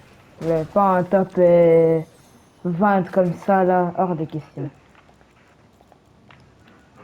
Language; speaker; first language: French; native; French